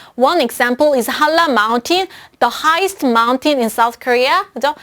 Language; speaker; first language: English; non-native, fluent; Korean